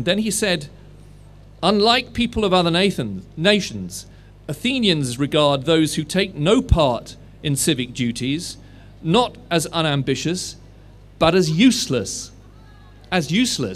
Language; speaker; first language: English; native; English